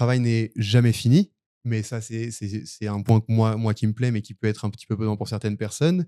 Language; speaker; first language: French; native; French